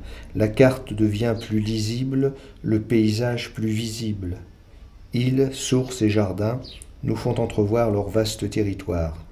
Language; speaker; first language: French; native; French